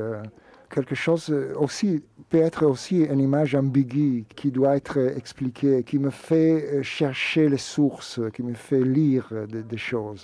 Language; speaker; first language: French; non-native, fluent; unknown